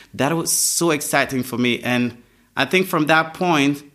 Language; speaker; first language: English; non-native, fluent; French